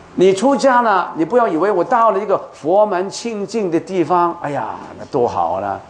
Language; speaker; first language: Chinese; non-native, local second language; Cantonese